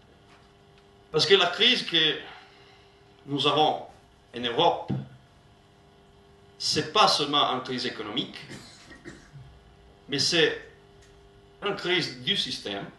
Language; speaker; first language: French; non-native, learner; Italian